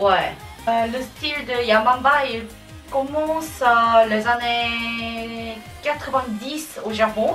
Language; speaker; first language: French; non-native, learner; Japanese